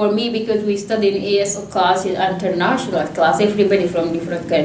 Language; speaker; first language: English; non-native, learner; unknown